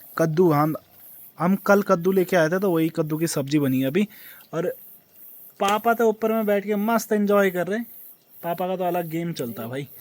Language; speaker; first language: Hindi; native; Hindi